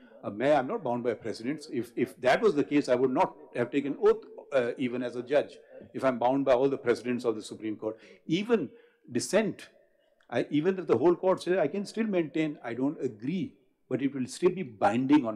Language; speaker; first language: English; non-native, local second language; Urdu